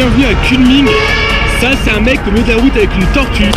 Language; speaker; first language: French; native; French